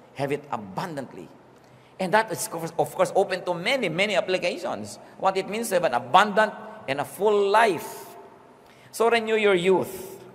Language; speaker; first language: English; non-native, local second language; Filipino